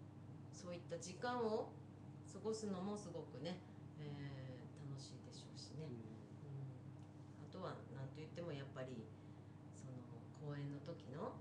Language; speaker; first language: Japanese; native; Japanese